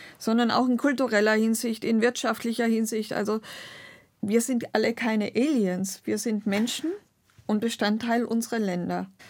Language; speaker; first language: German; non-native, local second language; Romany